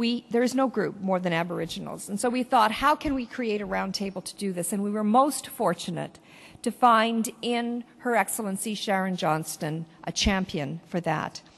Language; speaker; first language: English; native; English